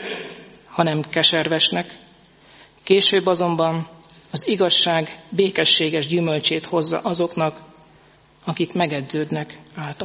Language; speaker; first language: Hungarian; native; Hungarian